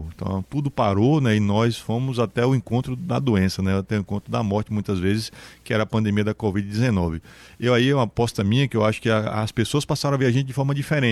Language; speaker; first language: Portuguese; native; Portuguese